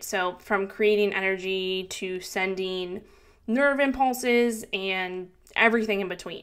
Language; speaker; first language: English; native; English